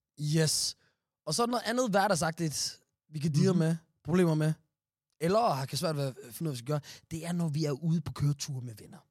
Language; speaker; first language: Danish; early bilingual, other home language; Somali